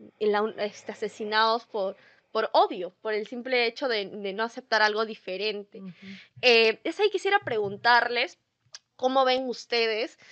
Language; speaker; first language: Spanish; native; Spanish